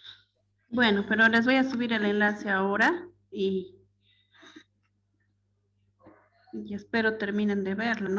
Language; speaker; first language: Spanish; native; Spanish